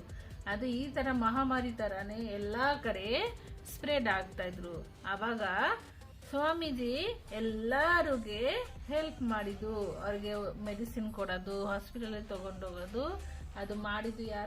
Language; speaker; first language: Kannada; non-native, local second language; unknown